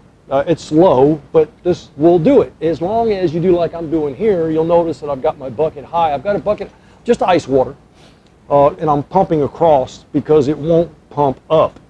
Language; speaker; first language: English; native; English